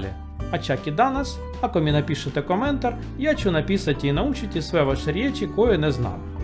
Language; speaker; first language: Croatian; non-native, learner; Russian